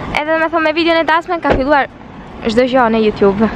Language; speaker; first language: Albanian; early bilingual, heritage; Albanian